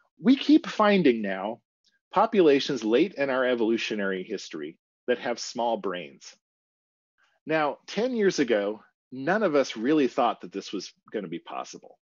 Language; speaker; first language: English; native; English